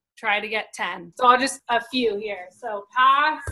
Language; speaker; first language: English; native; English